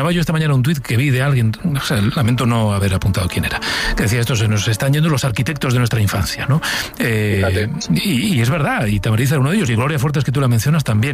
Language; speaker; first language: Spanish; native; Spanish